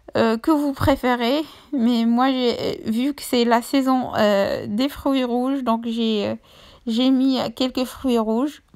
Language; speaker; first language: French; non-native, local second language; Arabic